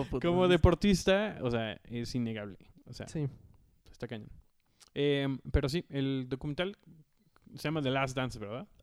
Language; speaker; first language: Spanish; native; Spanish